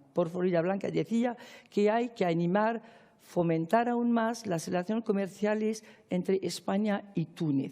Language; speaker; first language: Spanish; non-native, fluent; Arabic